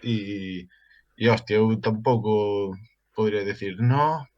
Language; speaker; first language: Spanish; non-native, local second language; Galician